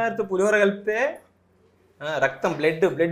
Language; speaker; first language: Telugu; native; Telugu